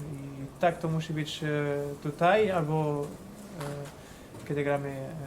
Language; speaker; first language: Polish; non-native, fluent; Portuguese